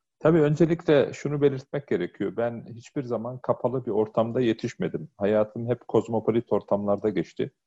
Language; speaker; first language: Turkish; early bilingual, heritage; Turkish